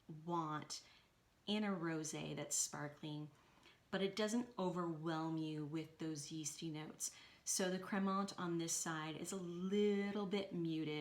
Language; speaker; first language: English; native; English